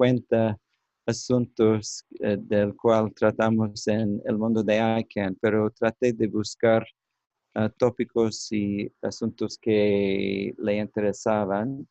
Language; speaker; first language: Spanish; non-native, learner; English